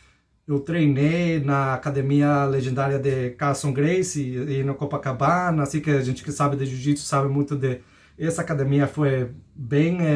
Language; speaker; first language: Portuguese; non-native, fluent; Spanish